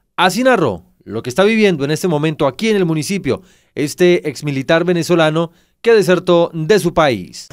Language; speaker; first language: Spanish; native; Spanish